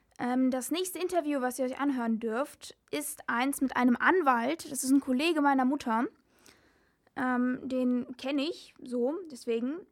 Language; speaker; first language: German; native; German